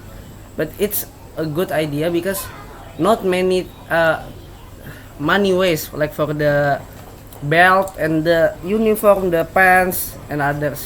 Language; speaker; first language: English; non-native, learner; Indonesian